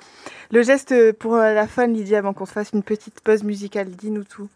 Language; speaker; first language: French; native; French